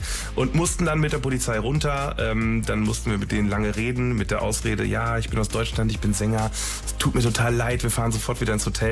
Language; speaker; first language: German; native; German